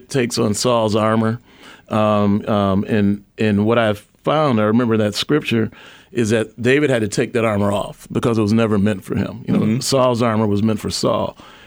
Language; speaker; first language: English; native; English